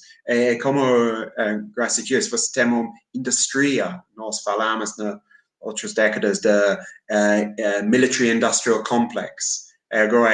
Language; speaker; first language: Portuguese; non-native, fluent; English